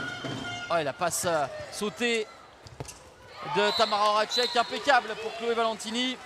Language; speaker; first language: French; native; French